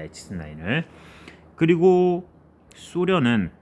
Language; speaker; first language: Korean; native; Korean